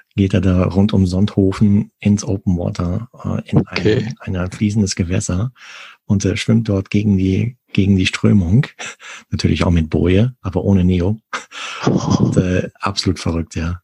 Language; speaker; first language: German; native; German